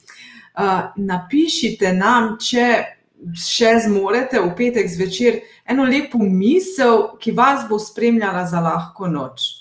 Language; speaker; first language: Slovenian; native; Slovenian